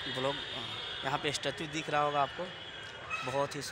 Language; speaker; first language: Hindi; native; Hindi